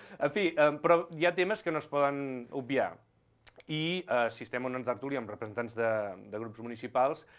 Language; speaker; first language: Catalan; native; Catalan